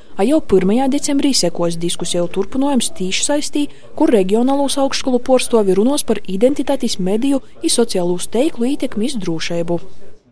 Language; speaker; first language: Latvian; native; Latvian